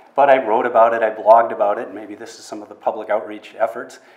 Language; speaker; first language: English; native; English